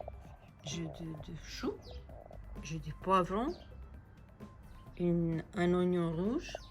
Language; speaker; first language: French; non-native, fluent; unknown